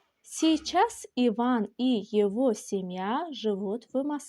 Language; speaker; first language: Russian; non-native, local second language; Azerbaijani